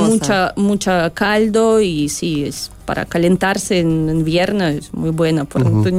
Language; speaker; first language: Spanish; non-native, learner; Russian